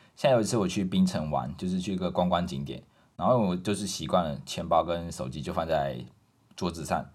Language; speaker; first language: Chinese; native; Chinese